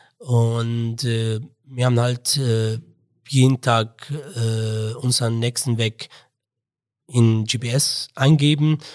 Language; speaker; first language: German; non-native, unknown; Arabic